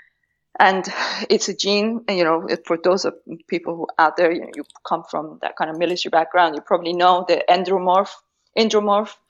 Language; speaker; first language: English; non-native, fluent; Persian